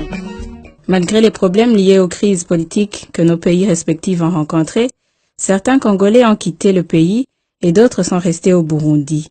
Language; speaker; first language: French; non-native, local second language; Rundi